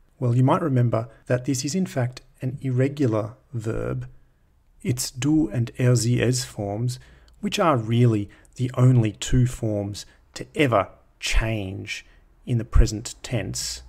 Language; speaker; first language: English; native; English